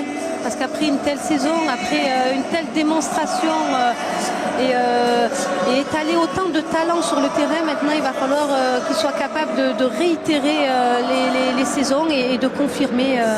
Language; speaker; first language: French; native; French